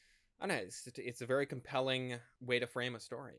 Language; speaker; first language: English; native; English